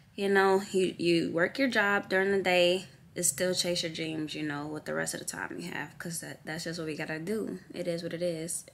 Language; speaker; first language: English; native; English